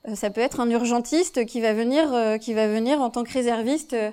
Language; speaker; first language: French; native; French